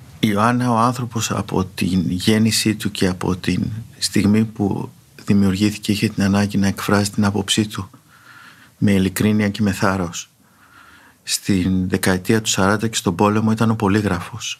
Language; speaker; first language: Greek; native; Greek